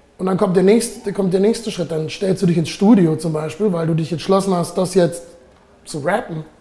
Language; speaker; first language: German; native; German